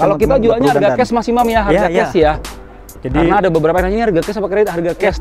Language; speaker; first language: Indonesian; native; Indonesian